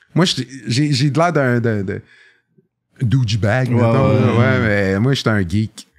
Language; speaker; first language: French; native; French